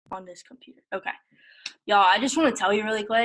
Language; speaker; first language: English; native; English